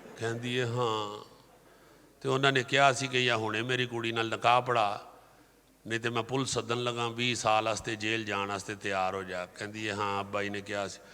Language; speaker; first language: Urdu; non-native, local second language; Punjabi